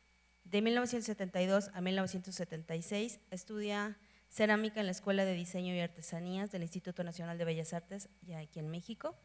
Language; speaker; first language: Spanish; native; Spanish